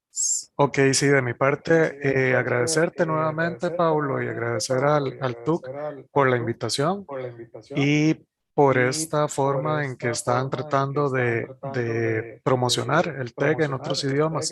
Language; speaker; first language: Spanish; native; Spanish